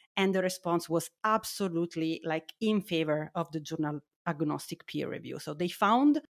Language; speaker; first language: English; non-native, fluent; Italian